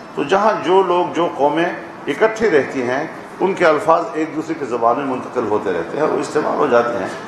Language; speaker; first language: Urdu; non-native, local second language; Pashto